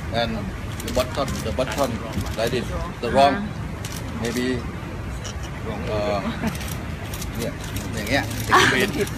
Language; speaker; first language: English; non-native, learner; Thai